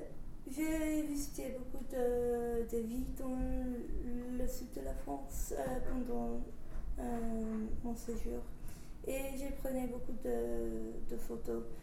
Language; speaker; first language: French; non-native, learner; English